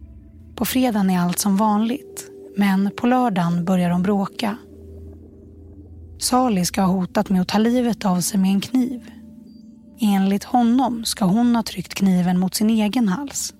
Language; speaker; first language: Swedish; native; Swedish